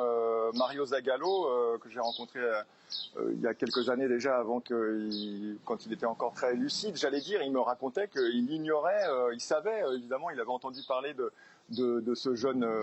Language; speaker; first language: French; native; French